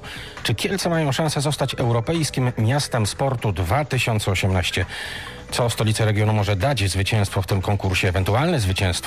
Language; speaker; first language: Polish; native; Polish